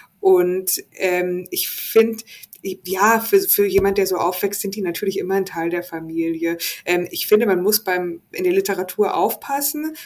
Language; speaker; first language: German; native; German